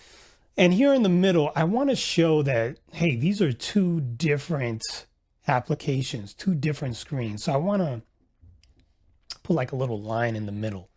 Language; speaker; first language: English; native; English